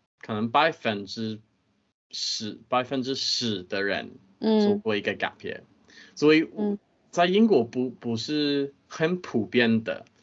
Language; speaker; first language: Chinese; non-native, fluent; English